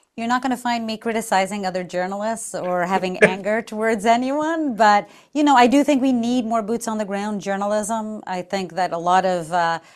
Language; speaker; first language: English; non-native, fluent; Portuguese